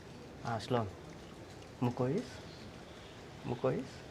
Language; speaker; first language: Arabic; non-native, learner; Telugu